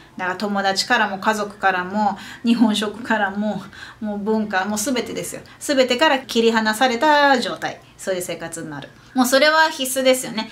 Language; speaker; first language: Japanese; native; Japanese